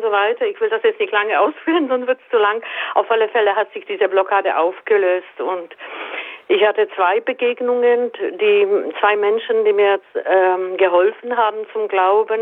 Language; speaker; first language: German; native; German